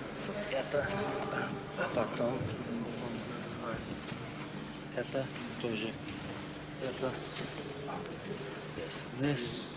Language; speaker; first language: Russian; non-native, learner; English